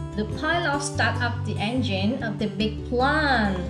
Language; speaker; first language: English; non-native, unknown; Vietnamese